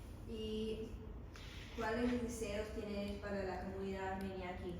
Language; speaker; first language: Spanish; non-native, learner; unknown